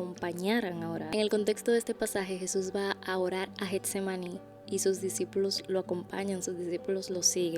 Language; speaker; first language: Spanish; native; Spanish